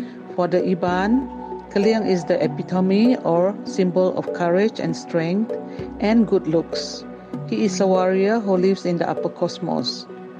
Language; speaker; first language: English; non-native, local second language; Iban